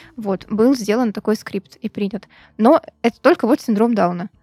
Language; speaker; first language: Russian; native; Russian